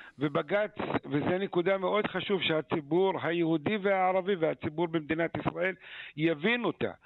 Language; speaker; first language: Hebrew; non-native, local second language; Arabic